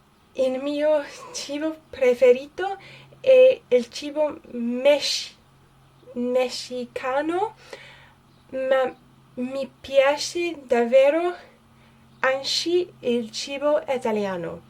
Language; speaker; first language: Italian; non-native, learner; English